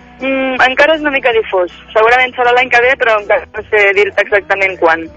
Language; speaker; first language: Catalan; non-native, local second language; Spanish